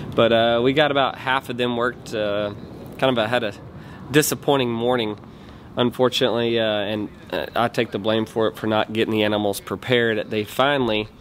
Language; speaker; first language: English; native; English